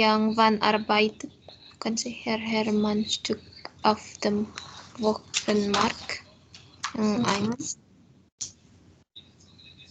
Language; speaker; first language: German; non-native, learner; Indonesian